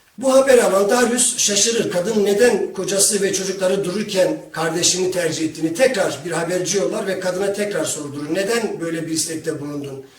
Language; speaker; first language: Turkish; non-native, local second language; Kurdish